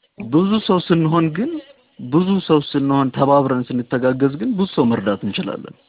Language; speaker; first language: Amharic; non-native, fluent; Tigrinya